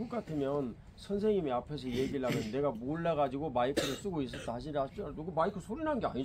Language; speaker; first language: Korean; native; Korean